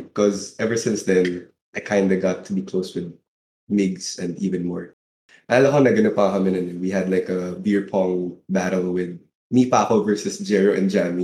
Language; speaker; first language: English; non-native, local second language; Filipino